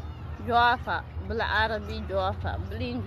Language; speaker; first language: Arabic; non-native, learner; Amharic